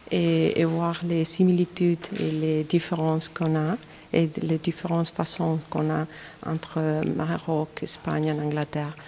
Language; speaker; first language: French; non-native, fluent; Spanish